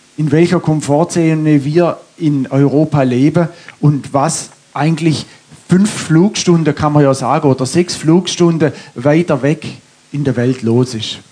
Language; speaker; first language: German; native; German